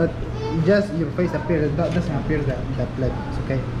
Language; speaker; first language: English; non-native, learner; Indonesian